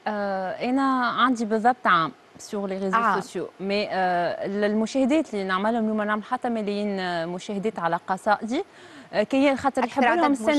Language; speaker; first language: Arabic; native; Arabic